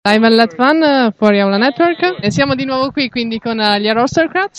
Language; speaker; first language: Italian; native; Italian